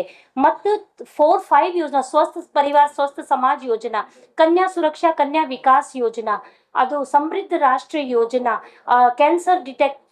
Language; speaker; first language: Kannada; non-native, local second language; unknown